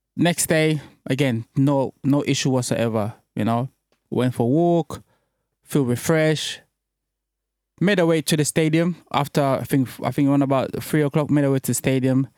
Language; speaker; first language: English; early bilingual, other home language; French